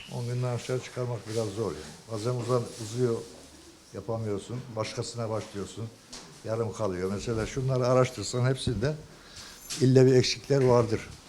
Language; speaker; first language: Turkish; non-native, local second language; Georgian